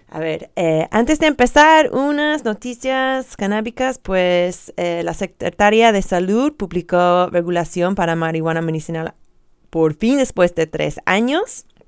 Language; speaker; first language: Spanish; non-native, fluent; English